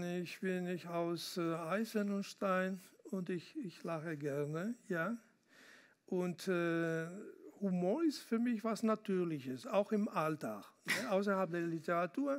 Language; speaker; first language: German; non-native, fluent; Spanish